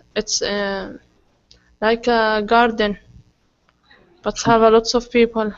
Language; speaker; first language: English; non-native, learner; Arabic